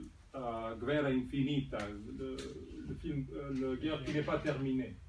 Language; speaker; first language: French; non-native, fluent; Serbian